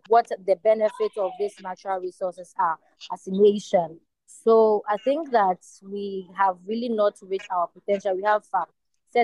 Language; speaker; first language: English; non-native, local second language; Ewe